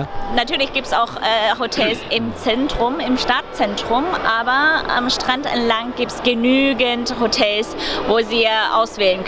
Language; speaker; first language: German; non-native, fluent; Chinese